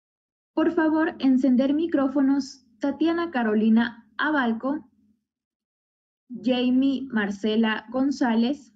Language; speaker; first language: Spanish; native; Spanish